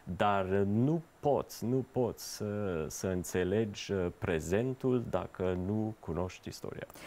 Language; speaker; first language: Romanian; early bilingual, heritage; Romanian